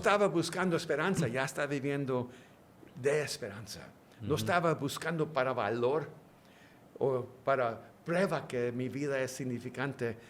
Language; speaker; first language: Spanish; early bilingual, heritage; English